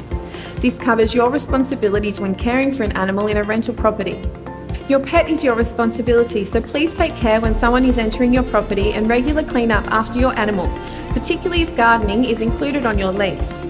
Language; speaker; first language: English; native; English